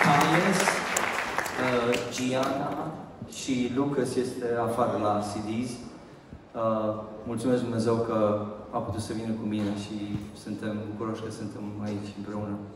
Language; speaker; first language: Romanian; early bilingual, heritage; Romanian